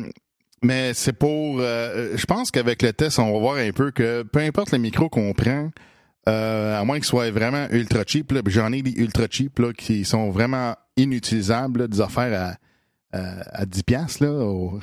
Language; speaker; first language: French; native; French